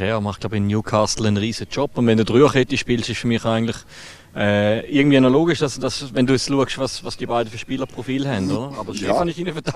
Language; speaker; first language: German; native; German